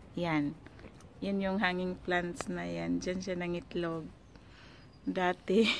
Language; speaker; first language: Filipino; non-native, local second language; Cebuano